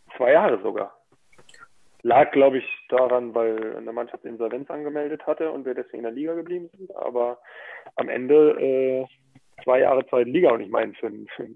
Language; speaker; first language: German; native; German